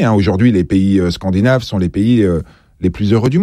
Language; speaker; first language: French; native; French